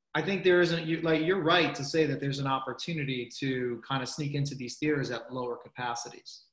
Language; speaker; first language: English; native; English